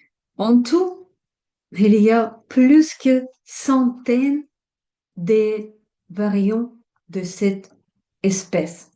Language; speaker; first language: French; non-native, fluent; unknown